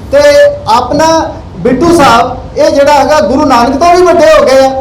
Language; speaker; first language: Hindi; non-native, local second language; Punjabi